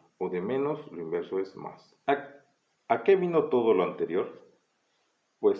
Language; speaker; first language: Spanish; native; Spanish